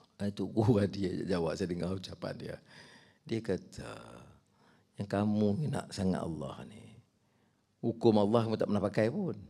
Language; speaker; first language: Malay; native; Malay